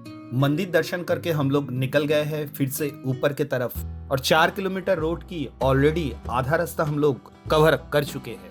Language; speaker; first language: Hindi; non-native, local second language; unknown